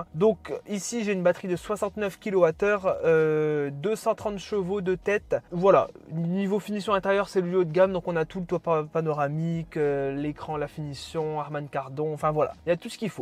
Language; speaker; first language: French; native; French